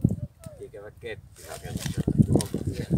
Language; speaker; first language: Finnish; native; Finnish